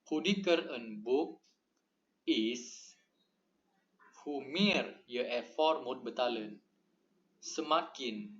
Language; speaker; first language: Dutch; non-native, learner; Indonesian